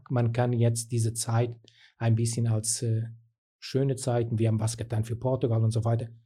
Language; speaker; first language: German; non-native, fluent; Portuguese